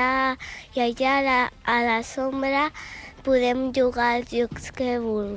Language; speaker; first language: Catalan; non-native, local second language; Spanish